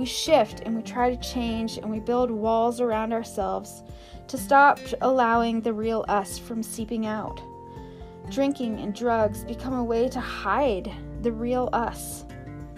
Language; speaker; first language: English; native; English